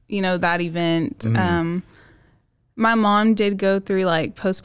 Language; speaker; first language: English; native; English